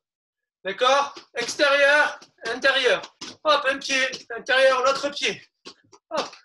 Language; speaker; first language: French; native; French